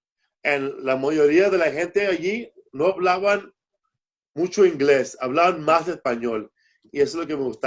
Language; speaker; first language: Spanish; early bilingual, heritage; Spanish